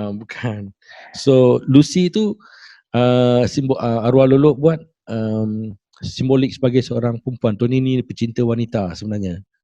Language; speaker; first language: Malay; non-native, local second language; English